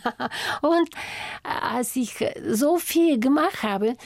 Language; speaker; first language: German; non-native, fluent; Bulgarian